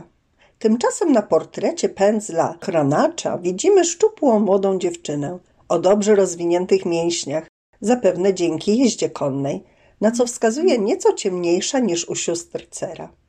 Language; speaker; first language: Polish; native; Polish